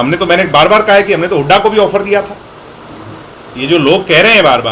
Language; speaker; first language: Hindi; native; Hindi